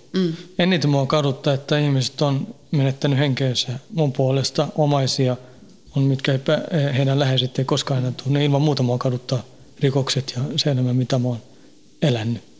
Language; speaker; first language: Finnish; early bilingual, heritage; Finnish